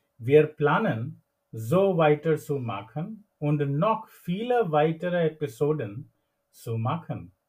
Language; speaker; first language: German; non-native, learner; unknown